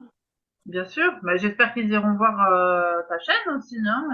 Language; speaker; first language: French; native; French